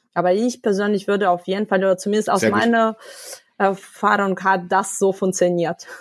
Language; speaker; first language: German; non-native, fluent; Russian